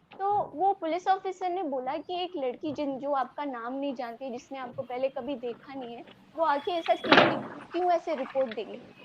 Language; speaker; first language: Hindi; non-native, local second language; Telugu